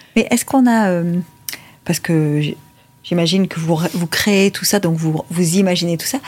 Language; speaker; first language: French; native; French